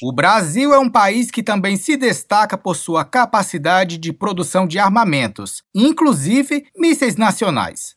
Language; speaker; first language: Portuguese; native; Portuguese